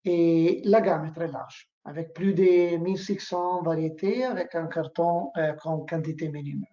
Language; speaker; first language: French; non-native, learner; Italian